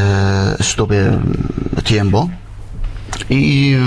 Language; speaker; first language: Spanish; non-native, learner; Arabic